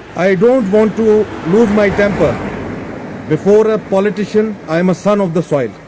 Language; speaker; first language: English; non-native, local second language; Kashmiri